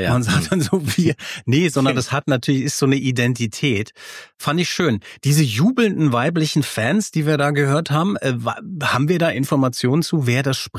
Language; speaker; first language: German; native; German